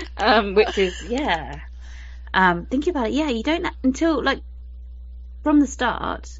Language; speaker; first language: English; native; English